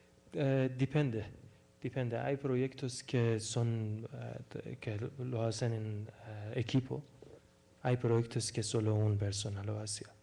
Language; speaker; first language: Spanish; non-native, fluent; Persian